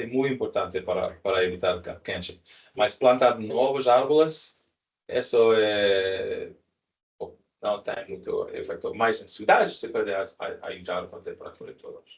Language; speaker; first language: Portuguese; non-native, learner; Spanish